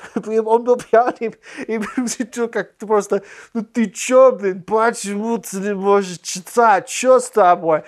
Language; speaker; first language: Russian; non-native, fluent; English